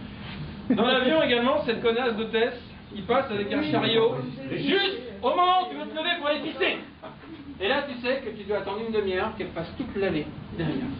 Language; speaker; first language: French; native; French